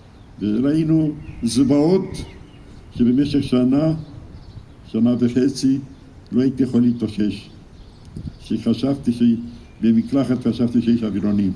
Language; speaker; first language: Hebrew; non-native, fluent; Romanian